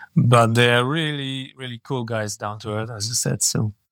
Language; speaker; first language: English; non-native, learner; Polish